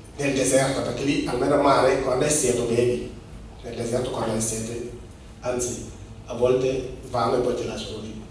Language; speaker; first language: Italian; non-native, fluent; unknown